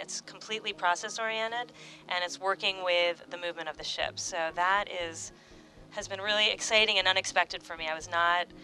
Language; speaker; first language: English; native; English